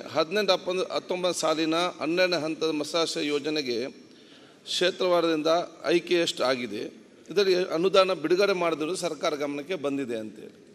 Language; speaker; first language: Kannada; non-native, local second language; Badaga